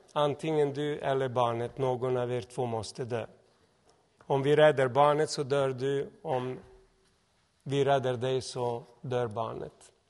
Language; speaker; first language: Swedish; non-native, fluent; Serbian